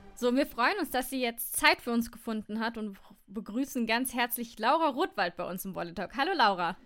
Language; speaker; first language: German; native; German